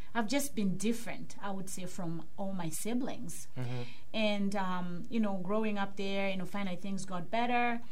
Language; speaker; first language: English; non-native, local second language; Bemba